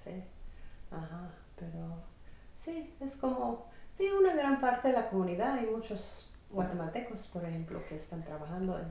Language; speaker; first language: Spanish; non-native, fluent; English